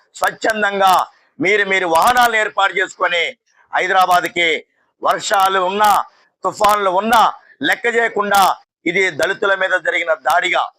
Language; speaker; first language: Telugu; native; Telugu